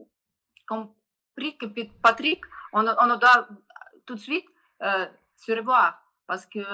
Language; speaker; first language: French; non-native, learner; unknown